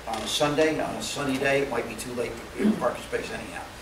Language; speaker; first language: English; native; English